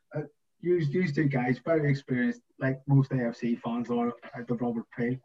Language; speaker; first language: English; native; English